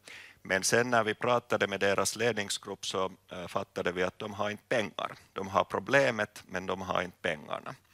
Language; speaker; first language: Swedish; non-native, local second language; Finnish